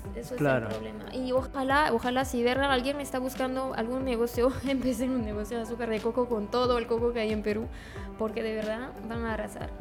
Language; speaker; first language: Spanish; non-native, fluent; French